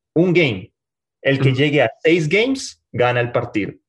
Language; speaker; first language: Spanish; native; Spanish